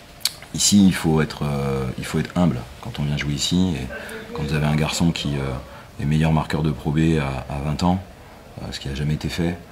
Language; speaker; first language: French; native; French